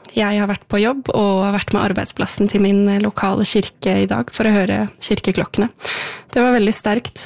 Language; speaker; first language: Norwegian; native; Norwegian